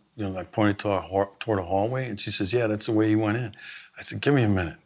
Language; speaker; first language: English; native; English